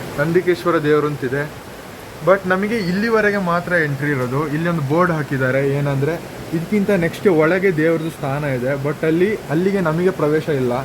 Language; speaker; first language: Kannada; non-native, local second language; Kodava